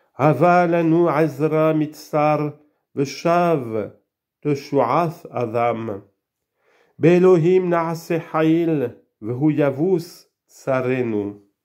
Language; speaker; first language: Hebrew; non-native, learner; French